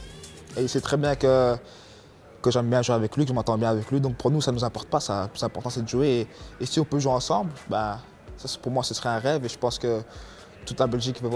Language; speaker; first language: French; early bilingual, other home language; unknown